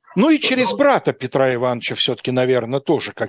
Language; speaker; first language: Russian; native; Russian